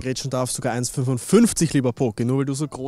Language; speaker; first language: German; native; German